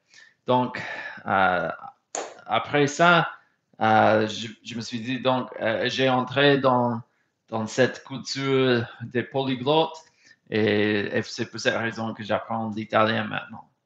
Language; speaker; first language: French; non-native, fluent; English